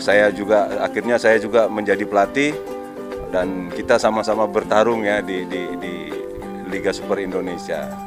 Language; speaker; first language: Indonesian; non-native, local second language; Minangkabau